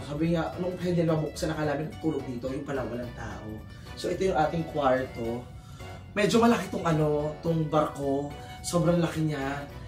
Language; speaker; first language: Filipino; native; Filipino